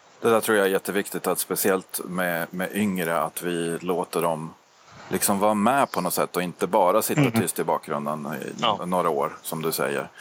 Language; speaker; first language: Swedish; native; Swedish